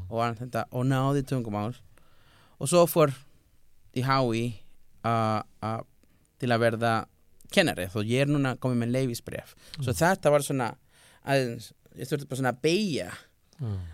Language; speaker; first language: Icelandic; non-native, fluent; Spanish